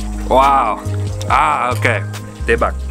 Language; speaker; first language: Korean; non-native, learner; English